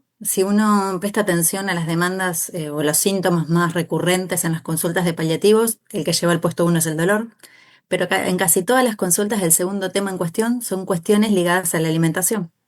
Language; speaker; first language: Spanish; native; Spanish